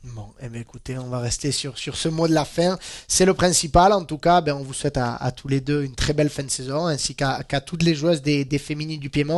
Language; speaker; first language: French; native; French